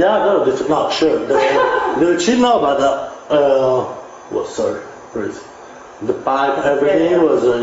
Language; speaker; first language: English; non-native, learner; Italian